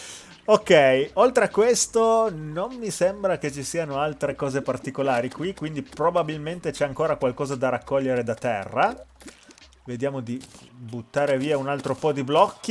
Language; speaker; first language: Italian; native; Italian